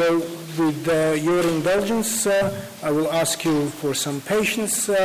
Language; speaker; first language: English; non-native, fluent; Armenian